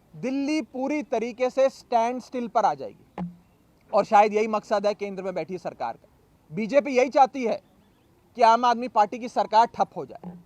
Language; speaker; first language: Hindi; native; Hindi